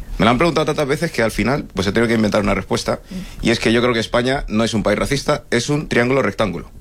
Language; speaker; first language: Spanish; early bilingual, other home language; English